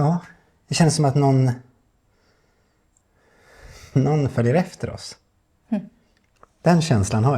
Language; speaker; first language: Swedish; native; Swedish